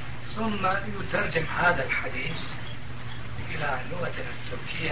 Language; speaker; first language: Arabic; non-native, fluent; Turkish